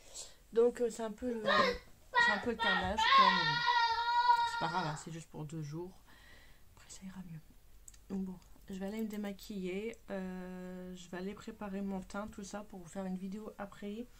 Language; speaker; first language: French; native; French